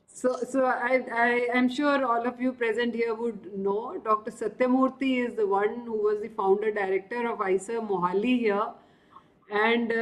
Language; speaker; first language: English; non-native, local second language; Punjabi